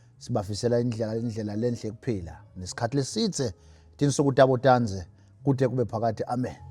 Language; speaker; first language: Zulu; non-native, local second language; Swati